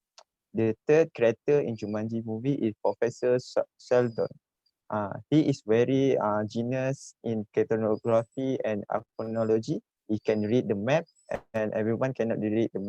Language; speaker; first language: English; non-native, learner; Malay